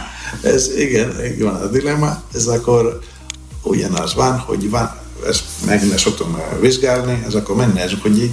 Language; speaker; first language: Hungarian; non-native, fluent; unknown